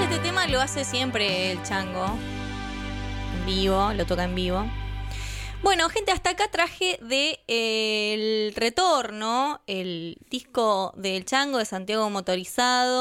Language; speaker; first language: Spanish; native; Spanish